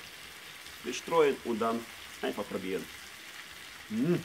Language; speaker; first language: German; non-native, fluent; Russian